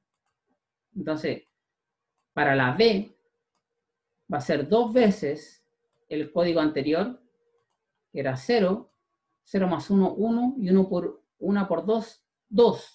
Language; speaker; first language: Spanish; native; Spanish